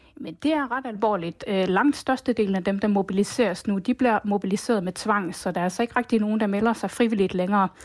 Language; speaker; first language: Danish; native; Danish